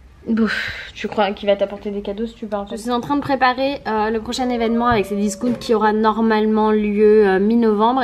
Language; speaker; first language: French; native; French